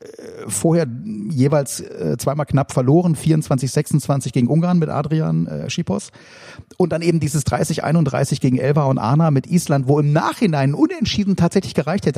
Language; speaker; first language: German; native; German